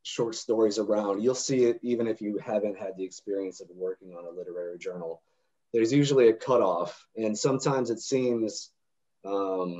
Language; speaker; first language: English; native; English